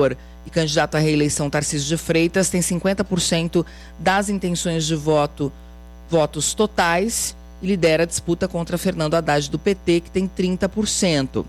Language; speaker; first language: Portuguese; native; Portuguese